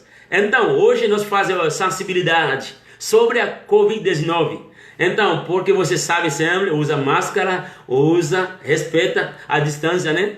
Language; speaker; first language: Portuguese; non-native, learner; Haitian Creole